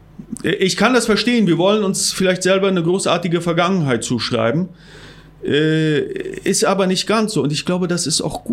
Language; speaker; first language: German; non-native, local second language; Plautdietsch